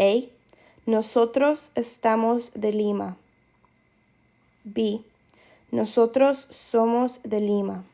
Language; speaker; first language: Spanish; non-native, fluent; English